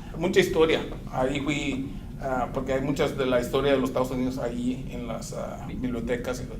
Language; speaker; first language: Spanish; non-native, fluent; English